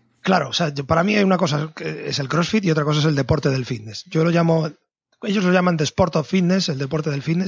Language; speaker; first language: Spanish; native; Spanish